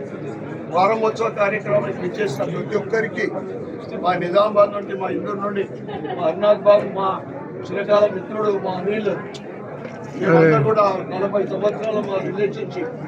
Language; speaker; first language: Telugu; native; Telugu